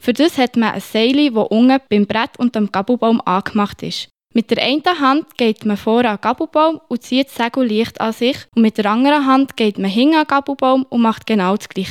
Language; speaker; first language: German; native; German